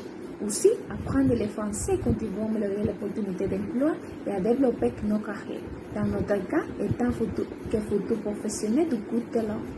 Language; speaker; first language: French; non-native, learner; Spanish